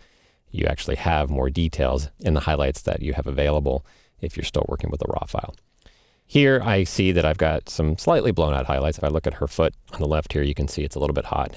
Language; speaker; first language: English; native; English